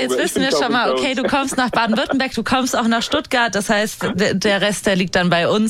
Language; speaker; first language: German; native; German